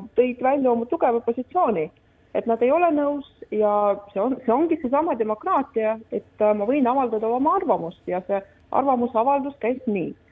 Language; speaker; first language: Estonian; non-native, local second language; Russian